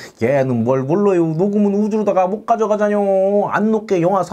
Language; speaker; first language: Korean; native; Korean